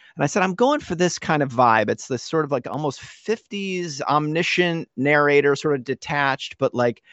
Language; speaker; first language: English; native; English